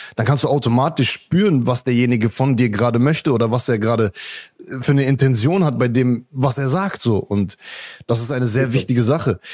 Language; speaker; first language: German; native; German